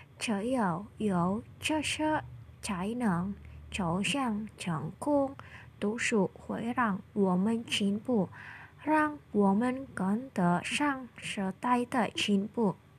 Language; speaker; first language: Chinese; non-native, learner; Indonesian